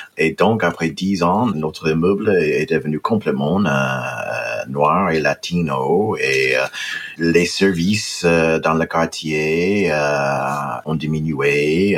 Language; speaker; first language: French; non-native, fluent; English